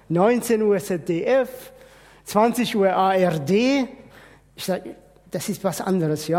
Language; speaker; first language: German; non-native, fluent; Persian